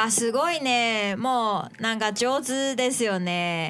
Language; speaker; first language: Japanese; non-native, learner; Chinese